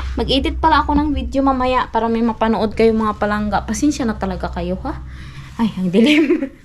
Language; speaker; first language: Filipino; non-native, local second language; Hiligaynon